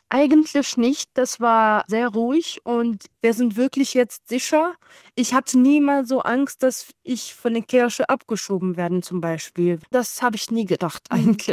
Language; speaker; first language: German; non-native, learner; Arabic